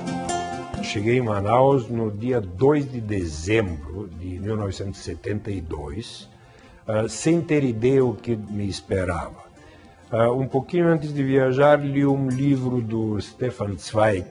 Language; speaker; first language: Portuguese; non-native, fluent; Bulgarian